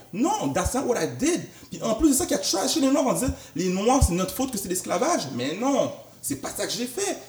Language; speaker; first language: French; native; French